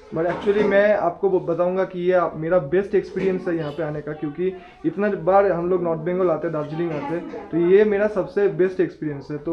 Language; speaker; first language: Hindi; non-native, local second language; Bangla